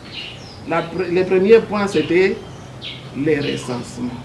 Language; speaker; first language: French; non-native, local second language; Lingala